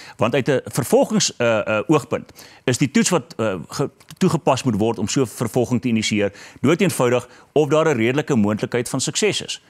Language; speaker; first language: Afrikaans; native; Afrikaans